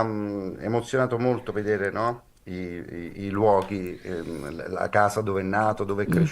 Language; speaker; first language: Italian; native; Italian